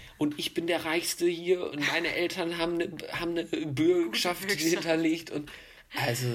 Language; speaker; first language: German; native; German